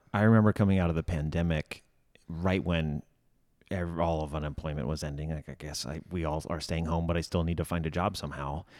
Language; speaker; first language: English; native; English